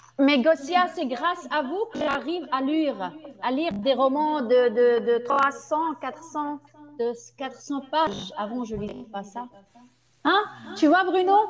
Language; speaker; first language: French; non-native, fluent; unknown